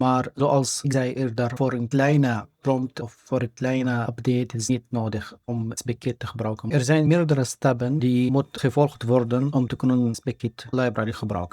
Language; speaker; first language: Dutch; non-native, fluent; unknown